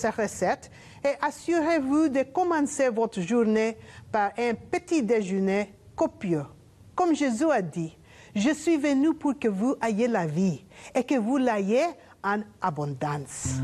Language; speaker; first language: French; non-native, learner; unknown